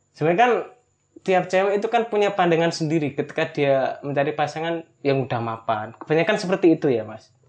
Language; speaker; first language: Indonesian; non-native, local second language; Javanese